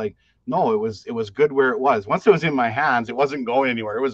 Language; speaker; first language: English; native; English